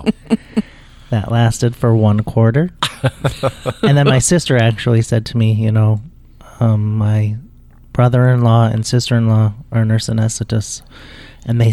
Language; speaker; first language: English; native; English